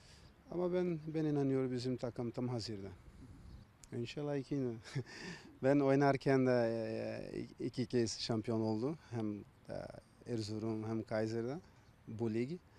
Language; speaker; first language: Turkish; non-native, learner; Portuguese